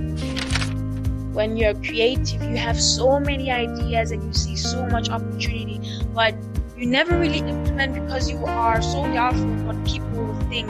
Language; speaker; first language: English; non-native, local second language; Southern Sotho